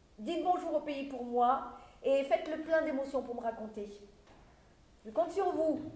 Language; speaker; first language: French; native; French